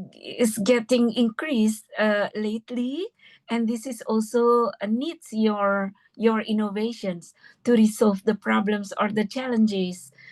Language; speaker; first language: English; non-native, fluent; Indonesian